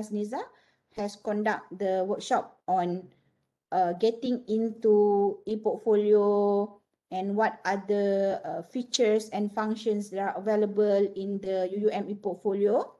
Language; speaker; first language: English; non-native, local second language; Malay